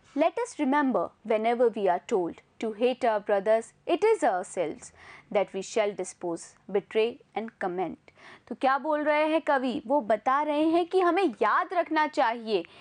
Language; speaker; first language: Hindi; native; Hindi